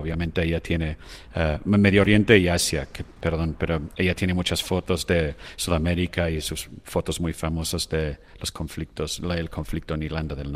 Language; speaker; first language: Spanish; non-native, fluent; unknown